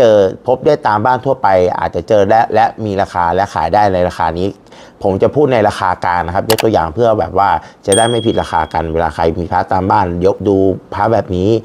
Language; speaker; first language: Thai; native; Thai